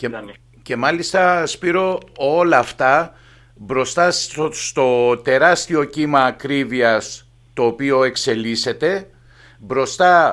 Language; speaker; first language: Greek; native; Greek